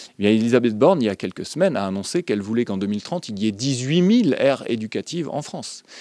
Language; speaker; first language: French; native; French